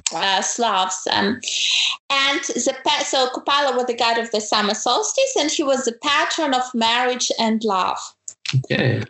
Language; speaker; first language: English; non-native, fluent; Ukrainian